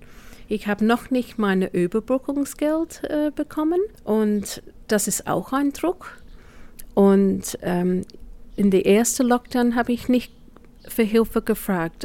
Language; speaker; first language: German; non-native, fluent; English